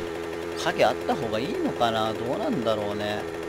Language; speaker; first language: Japanese; native; Japanese